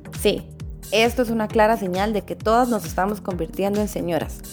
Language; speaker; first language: Spanish; native; Spanish